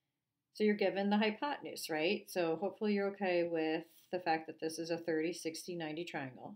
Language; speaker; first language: English; native; English